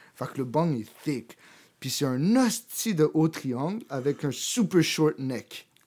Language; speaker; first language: French; native; French